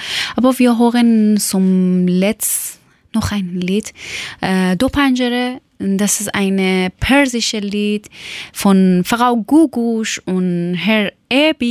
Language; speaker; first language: German; non-native, learner; Persian